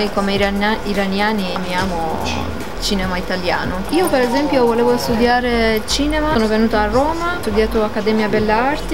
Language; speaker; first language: Italian; early bilingual, other home language; Persian